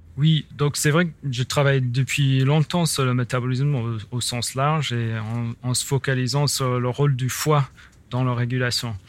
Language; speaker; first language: French; non-native, fluent; English